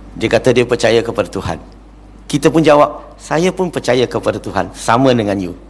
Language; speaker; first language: Malay; non-native, local second language; Chinese